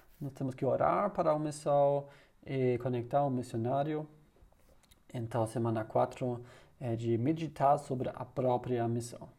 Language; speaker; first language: Portuguese; non-native, learner; German